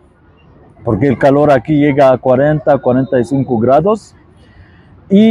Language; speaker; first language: Spanish; non-native, fluent; Arabic